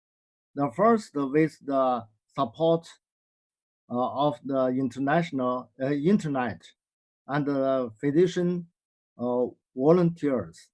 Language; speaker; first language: English; non-native, learner; Chinese